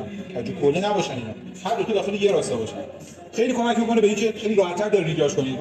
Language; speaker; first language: Persian; native; Persian